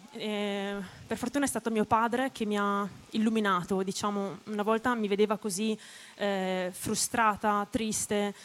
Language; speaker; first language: Italian; native; Italian